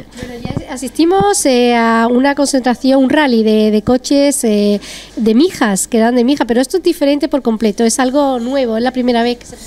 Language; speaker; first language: Spanish; native; Spanish